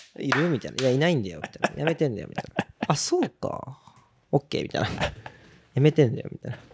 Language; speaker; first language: Japanese; early bilingual, other home language; Portuguese